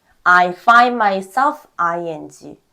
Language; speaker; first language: English; non-native, fluent; Korean